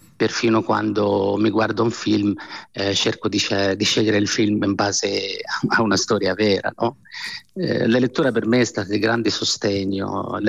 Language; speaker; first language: Italian; non-native, fluent; Arabic